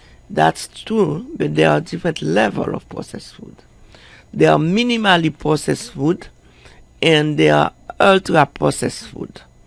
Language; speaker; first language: English; non-native, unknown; Haitian Creole